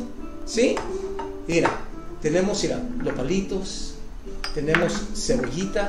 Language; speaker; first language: Spanish; early bilingual, other home language; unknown